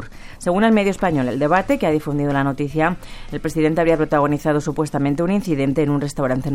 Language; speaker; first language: Spanish; native; Spanish